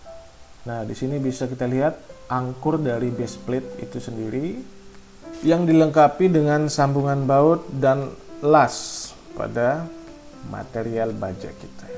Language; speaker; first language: Indonesian; native; Indonesian